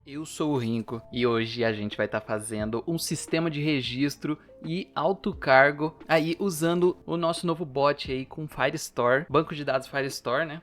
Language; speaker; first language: Portuguese; native; Portuguese